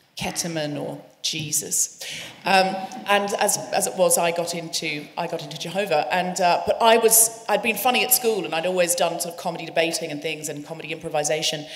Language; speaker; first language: English; native; English